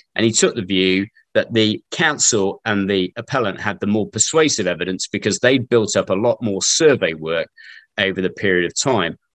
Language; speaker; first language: English; native; English